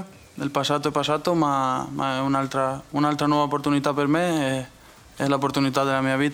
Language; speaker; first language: Italian; non-native, fluent; Spanish